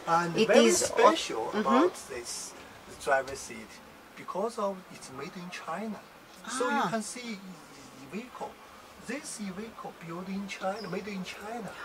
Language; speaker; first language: English; non-native, learner; Chinese